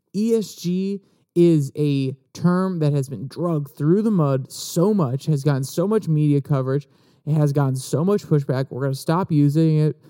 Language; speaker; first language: English; native; English